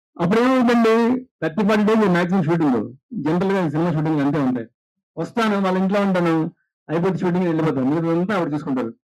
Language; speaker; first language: Telugu; native; Telugu